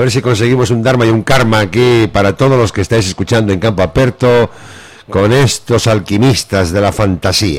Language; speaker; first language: Spanish; native; Spanish